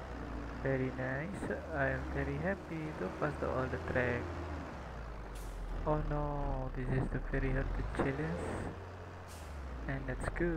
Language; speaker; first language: English; non-native, learner; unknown